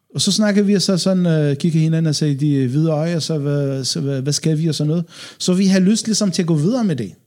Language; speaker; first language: Danish; non-native, fluent; Arabic